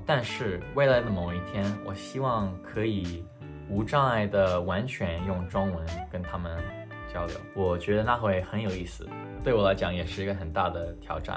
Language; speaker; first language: Chinese; early bilingual, heritage; Chinese